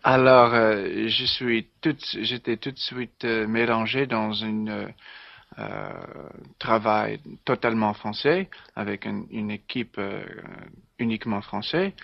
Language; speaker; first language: French; non-native, learner; English